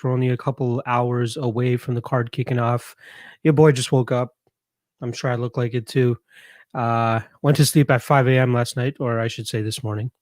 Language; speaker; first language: English; native; English